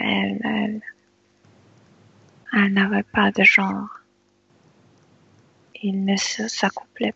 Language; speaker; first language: French; non-native, fluent; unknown